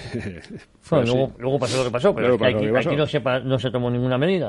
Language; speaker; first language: Spanish; native; Spanish